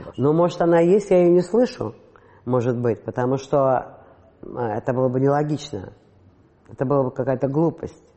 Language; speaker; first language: Russian; non-native, local second language; Latvian